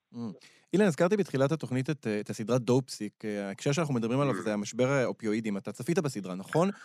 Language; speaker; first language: Hebrew; native; Hebrew